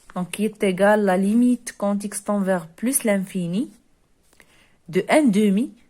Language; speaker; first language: French; non-native, local second language; Arabic